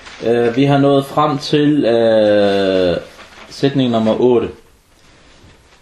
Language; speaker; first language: Danish; early bilingual, other home language; Arabic